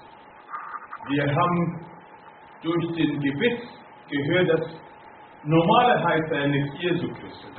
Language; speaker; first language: German; non-native, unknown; Akan